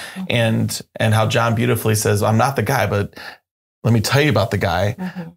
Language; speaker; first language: English; native; English